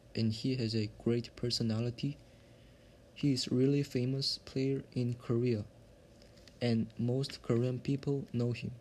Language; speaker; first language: English; non-native, learner; Korean